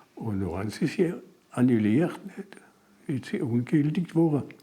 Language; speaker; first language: German; non-native, local second language; Swiss German